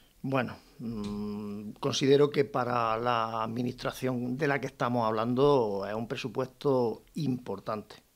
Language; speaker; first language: Spanish; native; Spanish